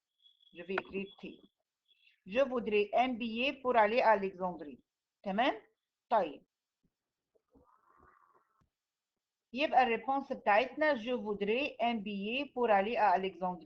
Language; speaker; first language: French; non-native, fluent; Arabic